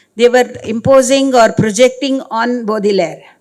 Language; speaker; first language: English; non-native, local second language; Kannada